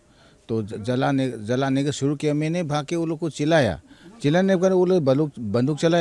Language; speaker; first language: Hindi; non-native, local second language; Manipuri